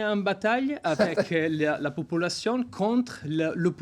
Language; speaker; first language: French; non-native, learner; Italian